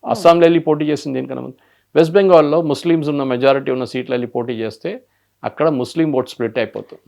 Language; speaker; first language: Telugu; non-native, local second language; Malayalam